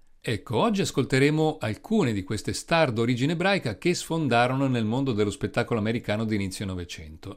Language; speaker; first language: Italian; native; Italian